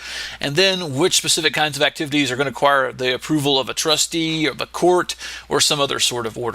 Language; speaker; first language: English; native; English